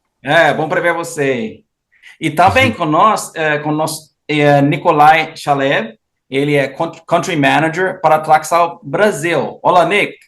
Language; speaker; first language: Portuguese; non-native, fluent; English